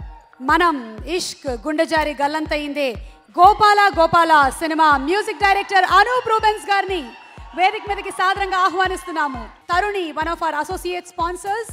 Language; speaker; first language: Telugu; native; Telugu